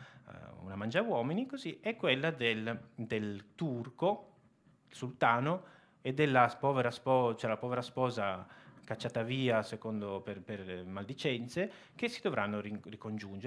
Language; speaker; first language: Italian; native; Italian